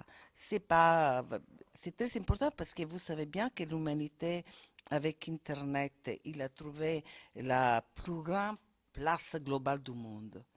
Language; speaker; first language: French; non-native, fluent; Italian